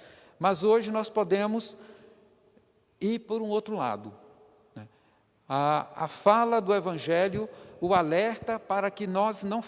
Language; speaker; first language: Portuguese; native; Portuguese